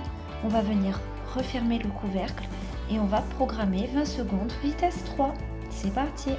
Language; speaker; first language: French; native; French